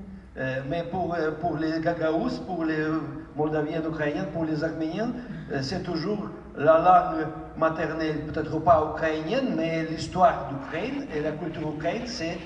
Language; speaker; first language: French; non-native, fluent; Russian